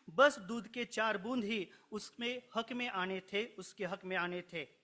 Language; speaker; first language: Hindi; non-native, local second language; Marathi